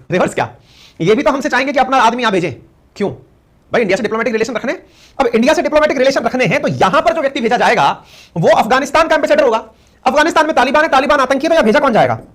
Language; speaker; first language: Hindi; native; Hindi